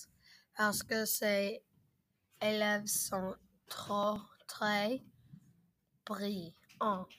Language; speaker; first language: French; non-native, learner; English